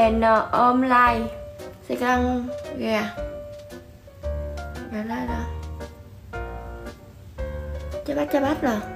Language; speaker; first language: Indonesian; non-native, learner; Vietnamese